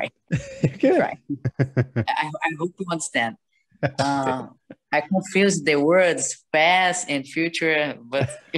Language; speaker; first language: English; non-native, learner; Portuguese